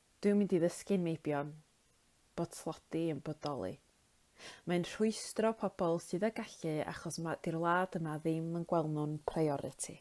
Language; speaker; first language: Welsh; native; Welsh